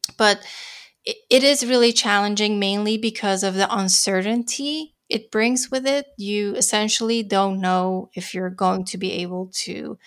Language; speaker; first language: English; non-native, fluent; Dutch